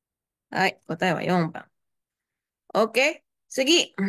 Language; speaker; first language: Japanese; non-native, fluent; Indonesian